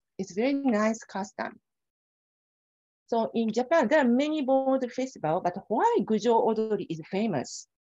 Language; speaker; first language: English; non-native, fluent; Japanese